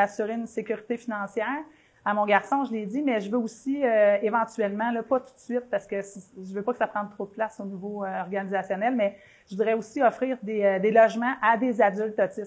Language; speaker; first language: French; native; French